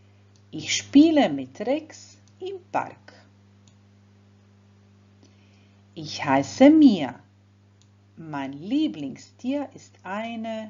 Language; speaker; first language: German; non-native, fluent; Croatian